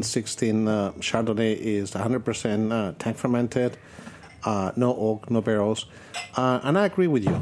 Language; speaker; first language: English; non-native, fluent; Spanish